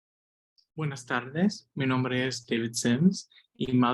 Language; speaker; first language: Spanish; non-native, learner; English